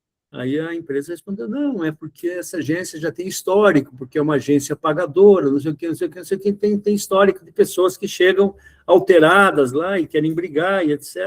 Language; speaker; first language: Portuguese; native; Portuguese